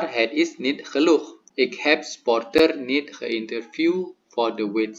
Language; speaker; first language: Dutch; non-native, learner; Indonesian